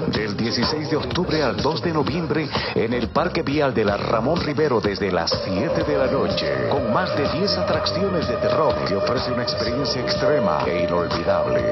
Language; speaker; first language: Spanish; native; Spanish